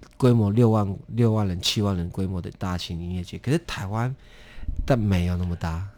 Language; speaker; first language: Chinese; non-native, local second language; Amis